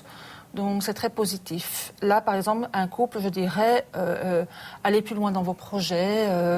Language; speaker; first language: French; native; French